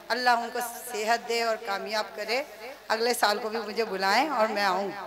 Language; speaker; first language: Hindi; native; Hindi